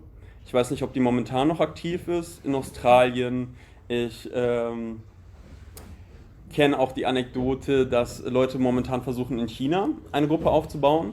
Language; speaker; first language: German; native; German